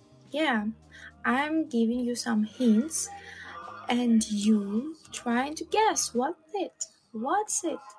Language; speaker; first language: English; non-native, fluent; Russian